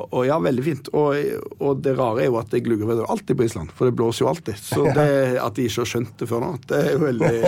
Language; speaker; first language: Norwegian; early bilingual, other home language; Icelandic